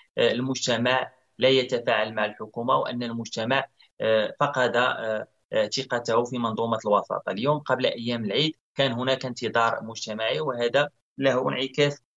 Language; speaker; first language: Arabic; native; Arabic